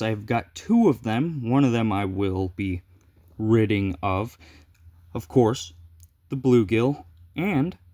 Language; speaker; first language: English; native; English